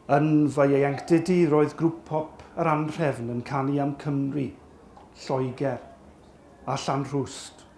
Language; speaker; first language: Welsh; native; Welsh